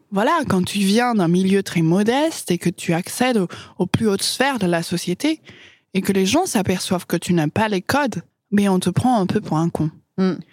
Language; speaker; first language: French; non-native, fluent; English